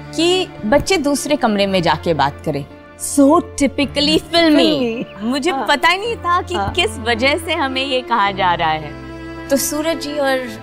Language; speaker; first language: Hindi; non-native, local second language; Marathi